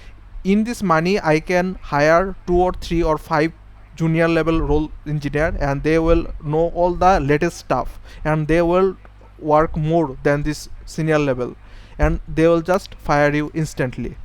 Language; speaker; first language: English; non-native, fluent; Bangla